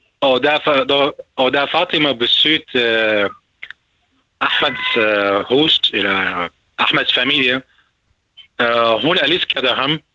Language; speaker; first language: Danish; non-native, learner; Arabic